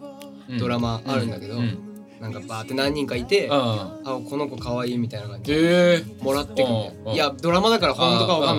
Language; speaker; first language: Japanese; native; Japanese